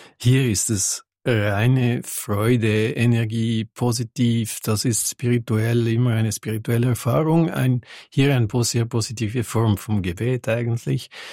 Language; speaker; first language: German; non-native, local second language; French